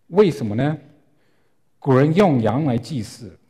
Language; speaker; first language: Chinese; non-native, fluent; English